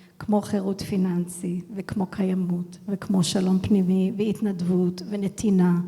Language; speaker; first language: Hebrew; early bilingual, heritage; English